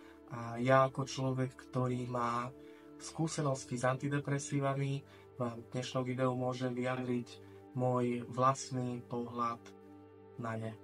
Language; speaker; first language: Slovak; native; Slovak